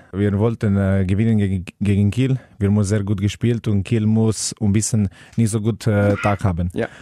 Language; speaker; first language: German; non-native, learner; Slovenian